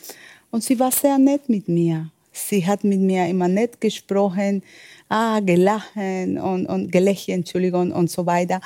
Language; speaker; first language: German; non-native, learner; Spanish